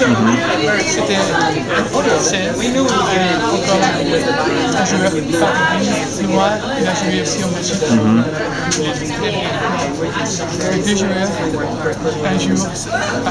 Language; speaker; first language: French; non-native, local second language; Dutch